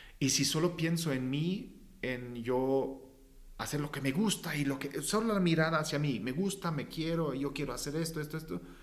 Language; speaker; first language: Spanish; non-native, fluent; German